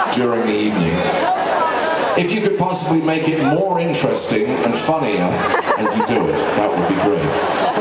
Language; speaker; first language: English; native; English